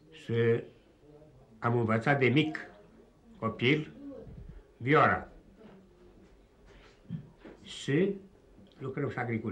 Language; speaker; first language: Romanian; non-native, local second language; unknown